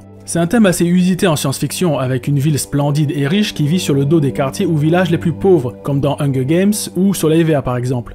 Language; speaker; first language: French; native; French